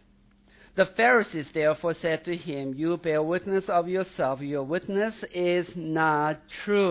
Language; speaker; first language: English; non-native, fluent; Korean